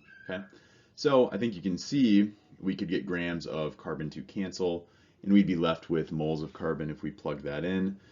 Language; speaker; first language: English; native; English